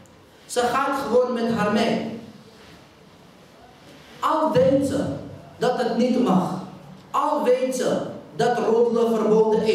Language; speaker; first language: Dutch; non-native, fluent; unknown